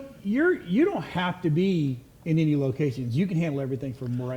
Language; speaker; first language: English; native; English